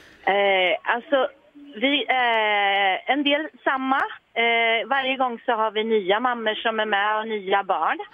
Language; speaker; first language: Swedish; native; Swedish